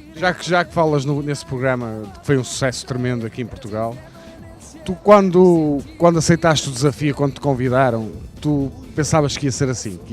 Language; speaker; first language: Portuguese; native; Portuguese